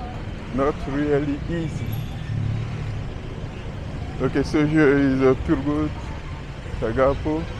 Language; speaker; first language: English; non-native, learner; French